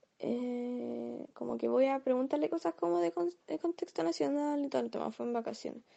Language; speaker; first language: Spanish; native; Spanish